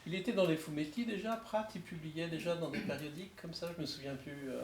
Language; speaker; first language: French; native; French